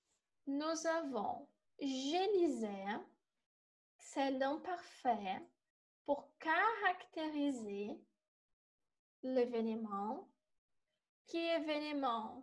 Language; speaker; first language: French; non-native, fluent; Portuguese